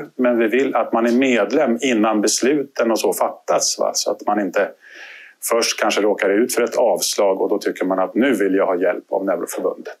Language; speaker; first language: Swedish; native; Swedish